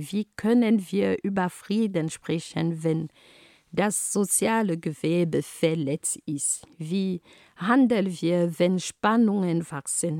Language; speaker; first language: German; non-native, fluent; Ghomala